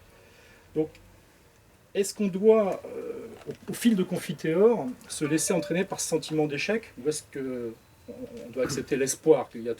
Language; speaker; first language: French; native; French